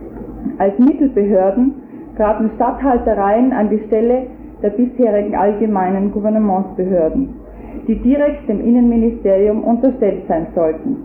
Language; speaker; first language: German; native; German